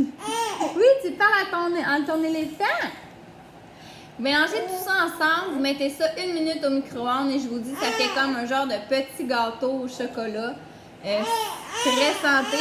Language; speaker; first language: French; native; French